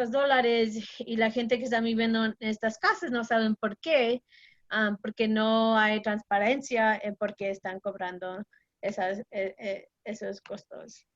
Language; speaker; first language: Spanish; non-native, fluent; English